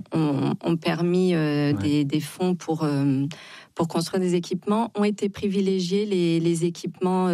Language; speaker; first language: French; native; French